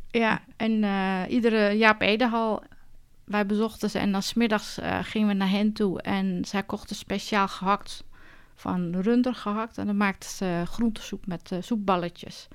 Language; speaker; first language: Dutch; early bilingual, other home language; Turkish